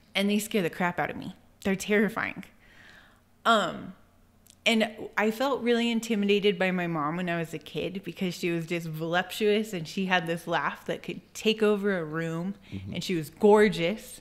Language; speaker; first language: English; native; English